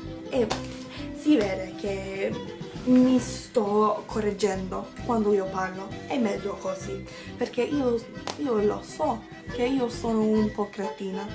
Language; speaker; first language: Italian; non-native, learner; English